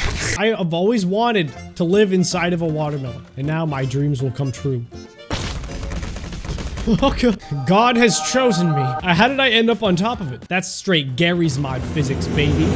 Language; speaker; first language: English; native; English